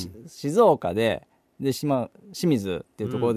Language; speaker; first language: Japanese; native; Japanese